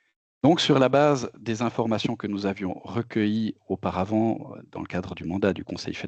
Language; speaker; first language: French; native; French